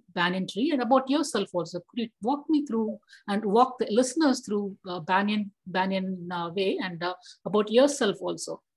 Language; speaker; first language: English; non-native, local second language; Tamil